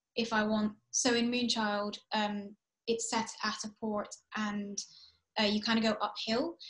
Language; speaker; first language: English; early bilingual, heritage; English